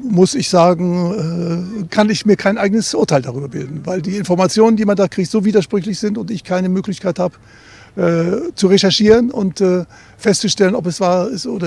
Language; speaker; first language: German; native; German